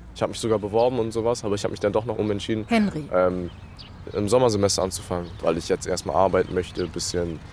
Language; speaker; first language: German; early bilingual, other home language; Vietnamese